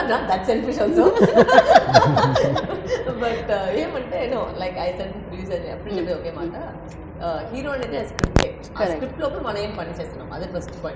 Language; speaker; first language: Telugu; non-native, fluent; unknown